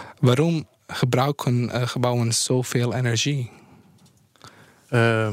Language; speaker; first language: Dutch; non-native, fluent; Bosnian